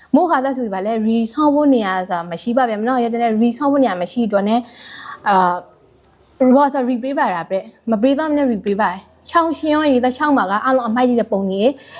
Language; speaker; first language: Burmese; native; Burmese